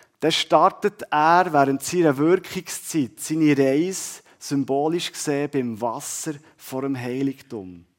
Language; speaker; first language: German; native; German